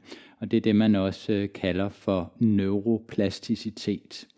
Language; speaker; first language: Danish; native; Danish